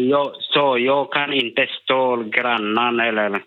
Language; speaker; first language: Swedish; non-native, learner; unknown